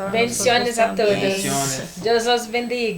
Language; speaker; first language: Spanish; non-native, learner; Portuguese